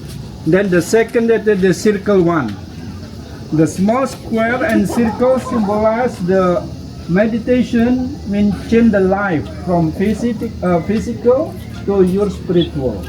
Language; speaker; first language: English; non-native, learner; Indonesian